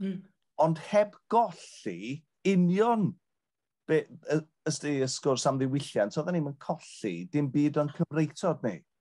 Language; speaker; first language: Welsh; native; Welsh